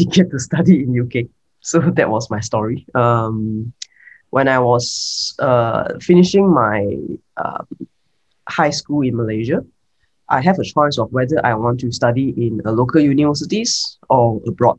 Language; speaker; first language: English; non-native, local second language; Cantonese